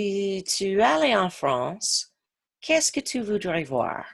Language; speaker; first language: French; non-native, fluent; English